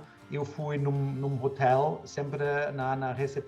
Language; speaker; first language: Portuguese; non-native, fluent; German